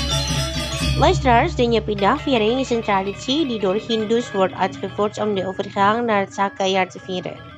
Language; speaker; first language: Dutch; non-native, fluent; Indonesian